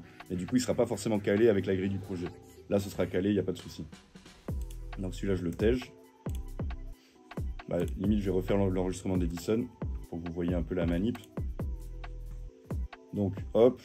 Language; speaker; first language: French; native; French